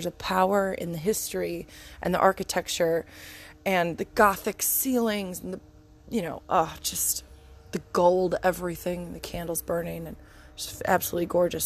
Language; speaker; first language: English; native; English